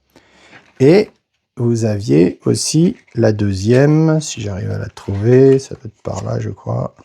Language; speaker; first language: French; native; French